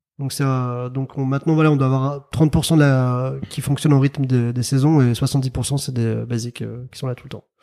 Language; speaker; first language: French; early bilingual, other home language; Arabic